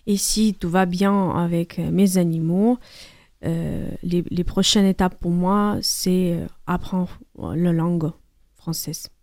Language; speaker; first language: French; non-native, learner; Ukrainian